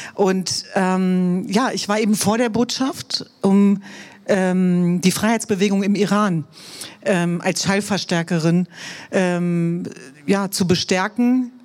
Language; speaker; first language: German; non-native, local second language; Kurdish